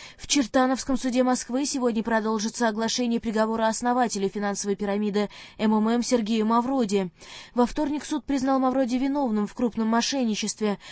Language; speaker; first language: Russian; native; Russian